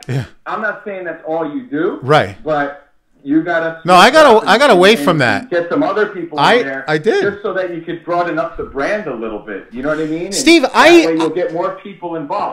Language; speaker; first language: English; native; English